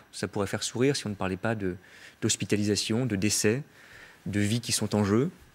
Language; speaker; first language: French; native; French